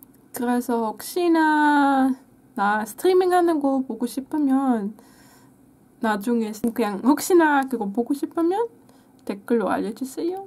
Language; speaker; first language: Korean; non-native, fluent; Dutch